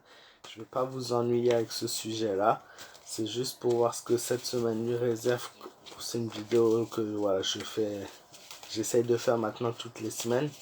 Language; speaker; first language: French; native; French